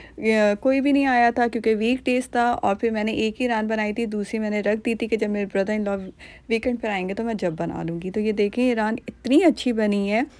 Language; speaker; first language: Urdu; native; Urdu